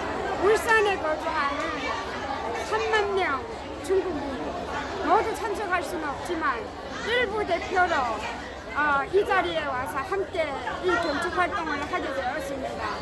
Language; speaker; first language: Korean; non-native, fluent; Chinese